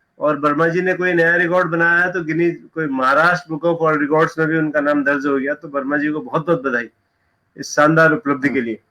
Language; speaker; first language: Hindi; native; Hindi